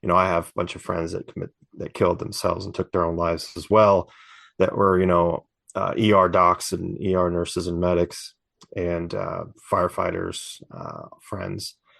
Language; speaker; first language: English; native; English